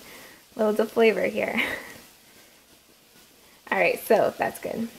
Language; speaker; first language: English; native; English